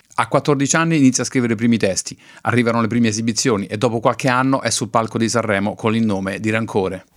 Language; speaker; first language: Italian; native; Italian